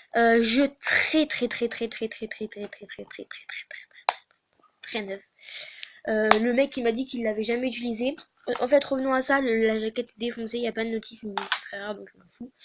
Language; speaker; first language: French; native; French